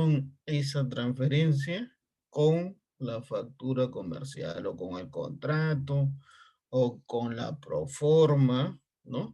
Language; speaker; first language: Spanish; native; Spanish